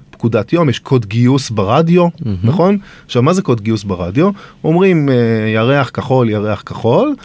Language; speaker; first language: Hebrew; native; Hebrew